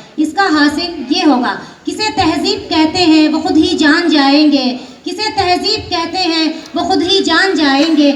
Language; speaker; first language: Urdu; native; Urdu